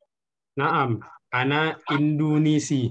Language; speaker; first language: Arabic; non-native, learner; Indonesian